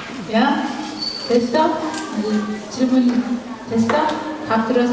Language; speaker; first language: Korean; native; Korean